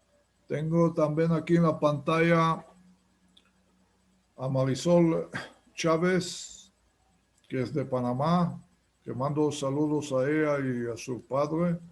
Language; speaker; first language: Spanish; non-native, fluent; Hebrew